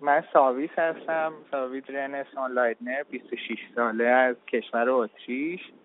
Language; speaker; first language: Persian; early bilingual, heritage; Persian